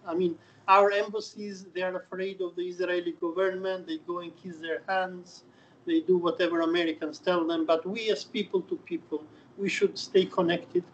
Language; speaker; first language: English; non-native, fluent; Albanian